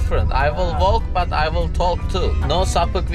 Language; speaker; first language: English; non-native, learner; Turkish